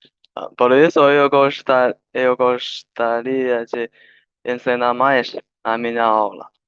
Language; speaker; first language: Portuguese; non-native, learner; Chinese